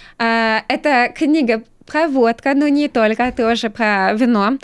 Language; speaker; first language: Russian; non-native, learner; French